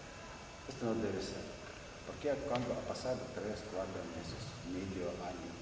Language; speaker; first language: Spanish; non-native, learner; Russian